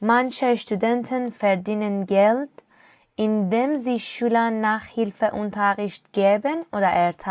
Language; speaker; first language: German; non-native, fluent; Persian